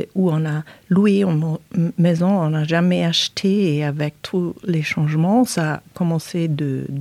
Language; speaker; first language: French; non-native, fluent; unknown